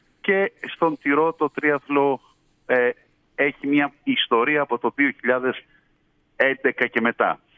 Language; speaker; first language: Greek; native; Greek